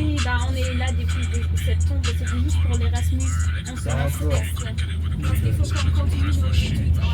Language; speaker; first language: French; non-native, fluent; German